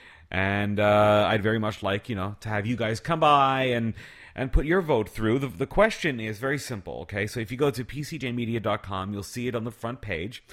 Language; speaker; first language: English; native; English